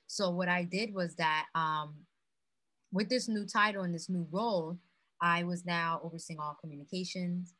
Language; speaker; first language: English; non-native, fluent; Haitian Creole